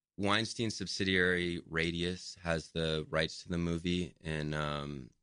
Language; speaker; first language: English; native; English